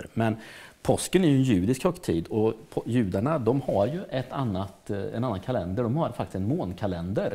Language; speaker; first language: Swedish; native; Swedish